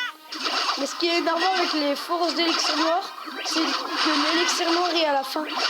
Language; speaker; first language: French; native; French